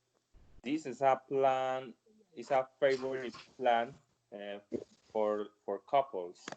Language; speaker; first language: English; non-native, learner; Spanish